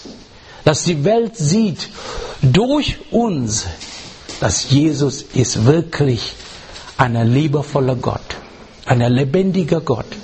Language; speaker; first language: German; non-native, fluent; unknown